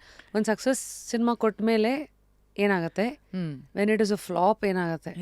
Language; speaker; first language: Kannada; native; Kannada